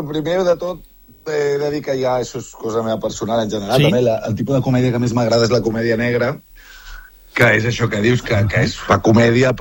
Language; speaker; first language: Catalan; native; Catalan